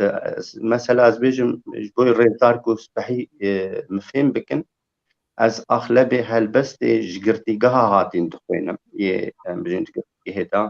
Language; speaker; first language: Kurdish; native; Kurdish